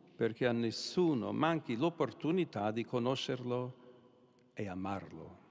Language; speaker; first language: Italian; non-native, fluent; English